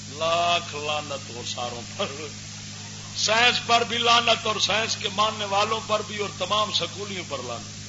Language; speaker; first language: Urdu; non-native, local second language; Punjabi